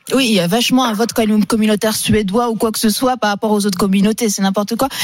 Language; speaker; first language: French; non-native, local second language; Arabic